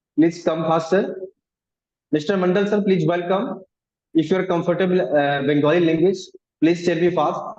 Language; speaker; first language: English; non-native, local second language; Hindi